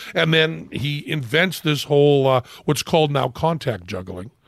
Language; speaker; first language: English; native; English